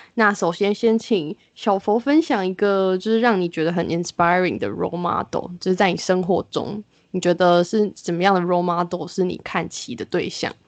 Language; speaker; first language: Chinese; native; Chinese